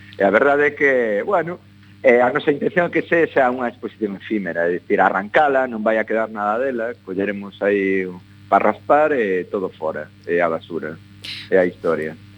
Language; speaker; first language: Galician; non-native, local second language; Spanish